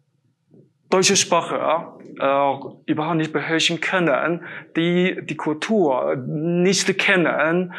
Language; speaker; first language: German; non-native, fluent; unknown